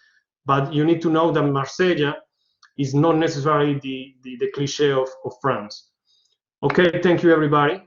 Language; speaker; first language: English; non-native, learner; Spanish